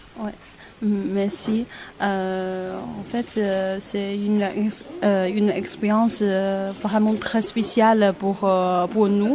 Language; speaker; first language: French; non-native, fluent; Chinese